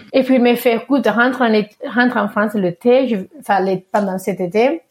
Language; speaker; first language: French; early bilingual, other home language; Spanish